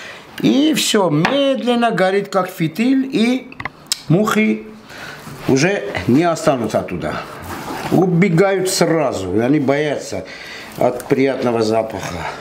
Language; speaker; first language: Russian; non-native, fluent; Armenian